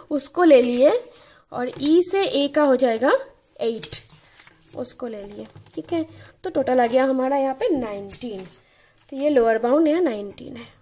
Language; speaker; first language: Hindi; non-native, local second language; Bangla